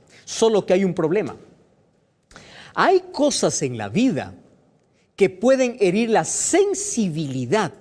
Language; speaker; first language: Spanish; native; Spanish